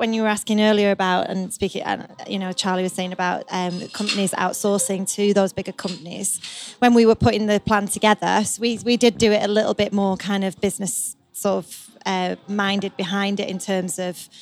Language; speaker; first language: English; native; English